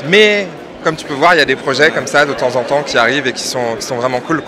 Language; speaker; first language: French; native; French